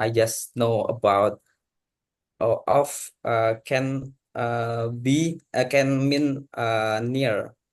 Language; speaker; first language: English; non-native, learner; Indonesian